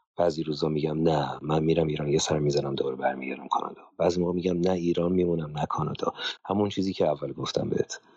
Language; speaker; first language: Persian; native; Persian